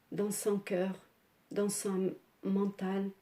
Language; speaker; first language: French; non-native, learner; Portuguese